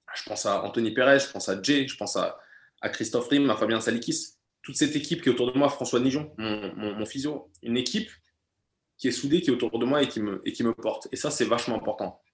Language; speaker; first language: French; native; French